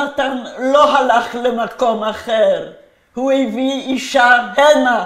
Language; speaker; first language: Hebrew; non-native, fluent; Polish